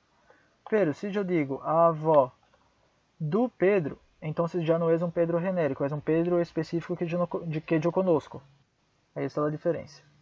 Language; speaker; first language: Portuguese; non-native, fluent; Spanish